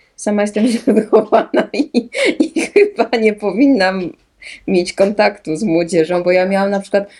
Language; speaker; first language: Polish; native; Polish